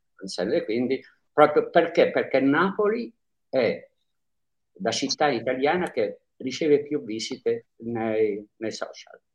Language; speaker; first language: Italian; native; Italian